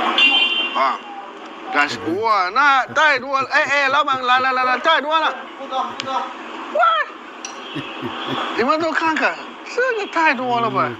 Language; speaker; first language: Chinese; non-native, fluent; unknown